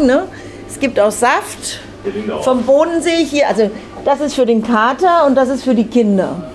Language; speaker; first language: German; native; German